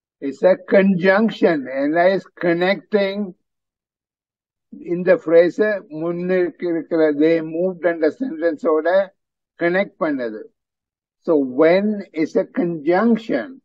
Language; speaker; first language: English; non-native, fluent; Tamil